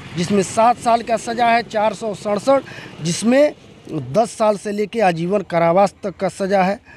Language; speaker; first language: Hindi; native; Hindi